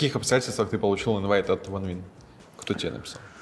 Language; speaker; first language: Russian; native; Russian